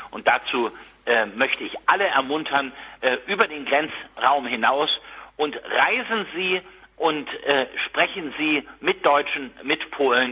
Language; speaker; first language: German; native; German